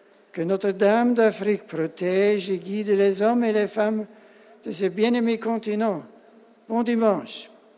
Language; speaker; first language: French; non-native, fluent; German